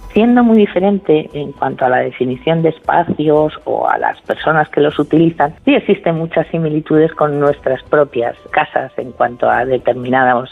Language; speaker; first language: Spanish; native; Spanish